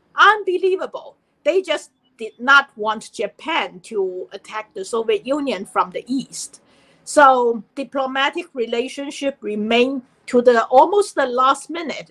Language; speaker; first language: English; non-native, fluent; Chinese